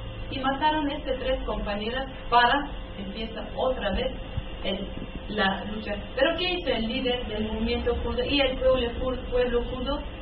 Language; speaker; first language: Spanish; non-native, learner; Kurdish